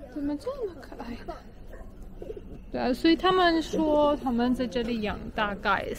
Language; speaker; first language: Chinese; non-native, fluent; Polish